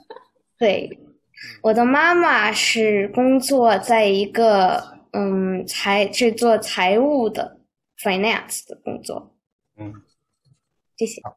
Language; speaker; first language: Chinese; early bilingual, heritage; Chinese